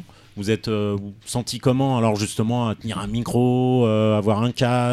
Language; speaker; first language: French; native; French